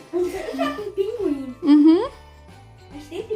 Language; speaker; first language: German; early bilingual, other home language; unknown